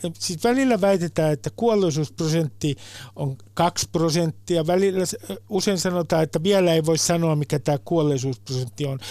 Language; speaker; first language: Finnish; native; Finnish